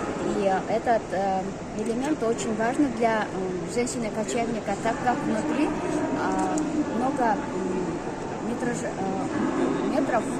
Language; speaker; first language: Russian; non-native, local second language; Kyrgyz